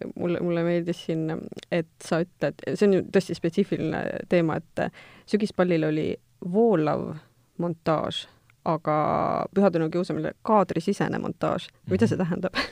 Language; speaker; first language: Estonian; native; Estonian